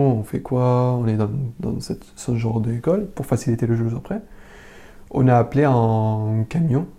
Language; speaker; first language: French; non-native, learner; Arabic